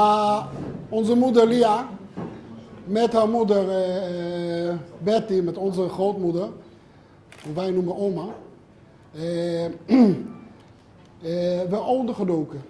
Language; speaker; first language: Dutch; non-native, learner; Hebrew